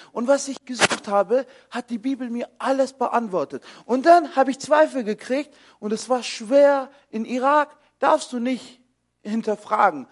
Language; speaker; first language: German; early bilingual, other home language; Kurdish